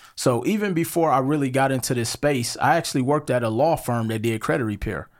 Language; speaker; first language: English; native; English